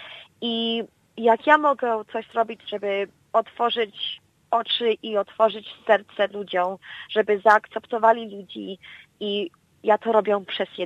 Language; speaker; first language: Polish; early bilingual, heritage; Polish